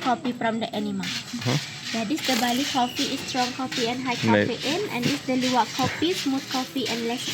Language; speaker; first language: English; non-native, local second language; Indonesian